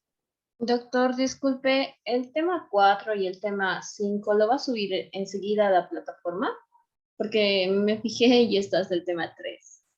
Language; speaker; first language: Spanish; native; Spanish